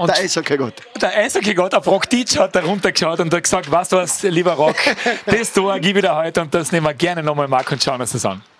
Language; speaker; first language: German; native; German